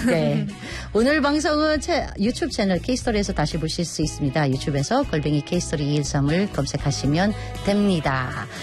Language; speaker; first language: Korean; non-native, fluent; Turkish